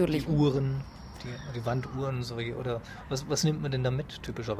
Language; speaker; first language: German; native; German